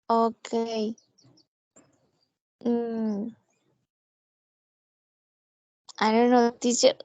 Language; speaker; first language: English; non-native, learner; Spanish